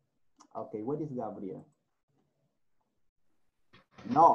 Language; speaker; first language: English; non-native, learner; Spanish